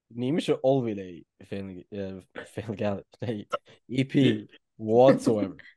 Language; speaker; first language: Irish; native; Irish